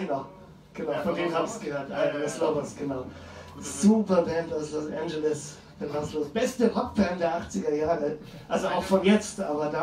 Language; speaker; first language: German; native; German